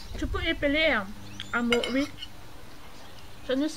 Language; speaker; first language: French; non-native, learner; Filipino